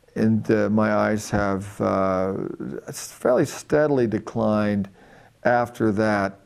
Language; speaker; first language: English; native; English